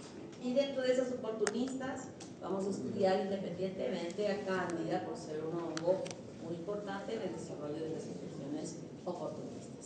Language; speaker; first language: Spanish; native; Spanish